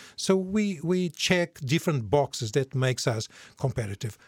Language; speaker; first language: English; non-native, fluent; Portuguese